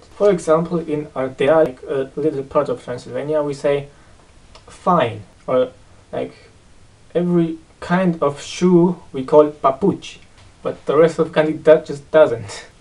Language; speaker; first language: English; non-native, fluent; Romanian